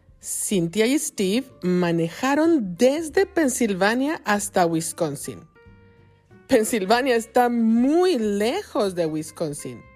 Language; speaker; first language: Spanish; non-native, fluent; English